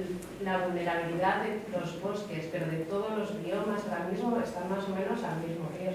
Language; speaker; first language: Spanish; native; Spanish